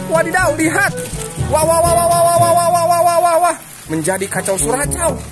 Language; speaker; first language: Indonesian; native; Indonesian